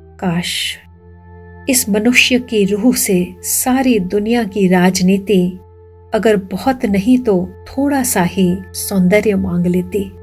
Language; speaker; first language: Hindi; native; Hindi